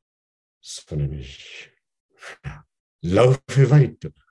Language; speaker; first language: German; non-native, fluent; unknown